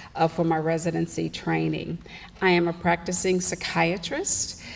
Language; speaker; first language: English; native; English